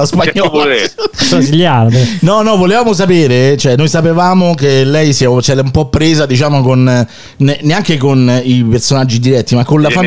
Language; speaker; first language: Italian; native; Italian